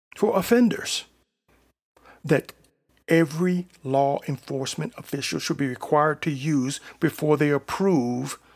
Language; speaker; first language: English; native; English